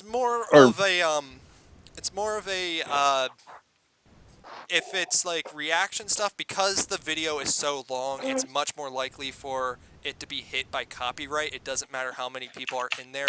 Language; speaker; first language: English; native; English